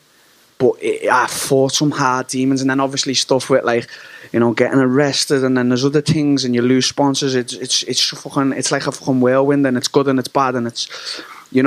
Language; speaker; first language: English; native; English